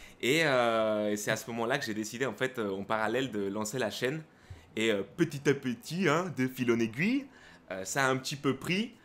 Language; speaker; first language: French; early bilingual, other home language; Spanish